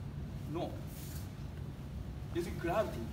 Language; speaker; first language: English; non-native, learner; Japanese